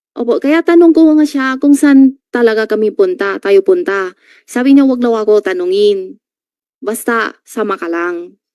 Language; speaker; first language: Filipino; non-native, learner; Chinese